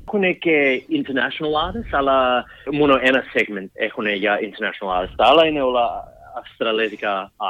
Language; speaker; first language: Greek; early bilingual, heritage; Greek